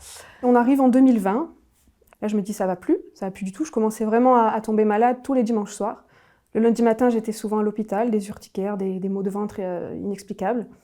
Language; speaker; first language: French; native; French